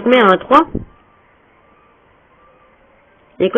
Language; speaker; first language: French; native; French